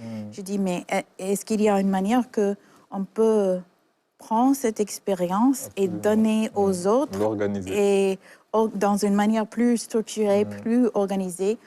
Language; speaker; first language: French; non-native, fluent; English